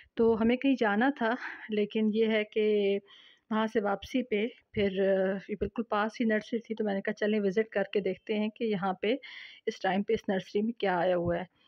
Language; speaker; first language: Urdu; native; Urdu